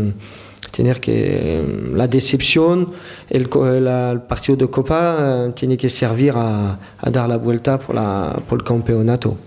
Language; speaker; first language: Spanish; non-native, fluent; French